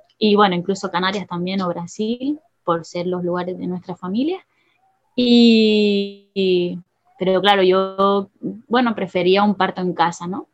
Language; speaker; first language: Spanish; native; Spanish